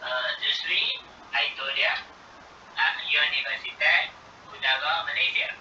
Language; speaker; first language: French; non-native, learner; Malay